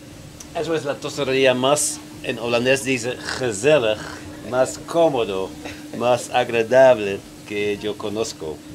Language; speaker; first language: Spanish; non-native, fluent; Dutch